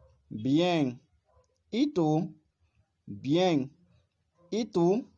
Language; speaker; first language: Spanish; non-native, learner; Haitian Creole